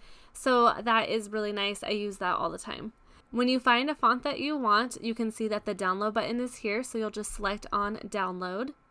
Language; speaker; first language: English; native; English